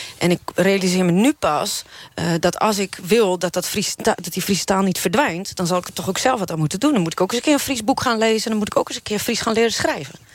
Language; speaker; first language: Dutch; non-native, local second language; Western Frisian